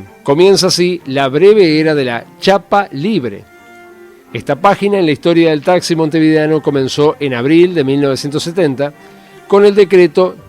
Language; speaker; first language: Spanish; native; Spanish